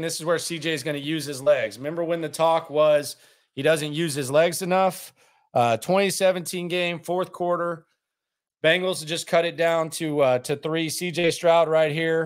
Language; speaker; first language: English; native; English